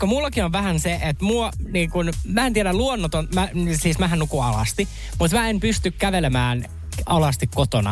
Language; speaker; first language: Finnish; native; Finnish